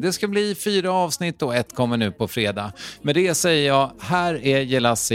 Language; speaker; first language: Swedish; native; Swedish